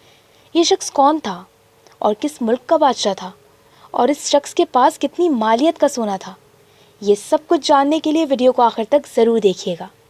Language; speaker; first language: Urdu; native; Urdu